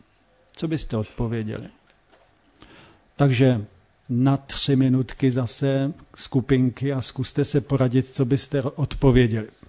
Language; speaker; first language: Czech; native; Czech